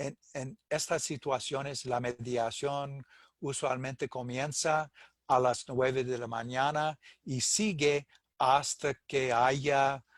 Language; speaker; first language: Spanish; non-native, fluent; English